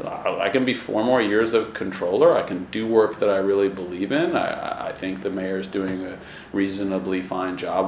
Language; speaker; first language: English; native; English